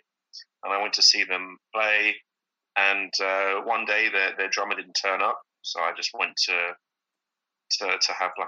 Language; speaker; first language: English; native; English